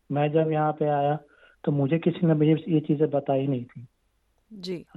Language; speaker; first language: Hindi; non-native, local second language; Gujarati